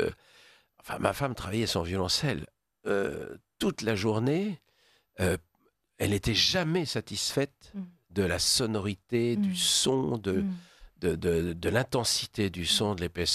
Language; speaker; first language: French; native; French